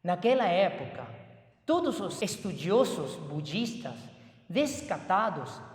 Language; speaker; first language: Portuguese; non-native, fluent; Chinese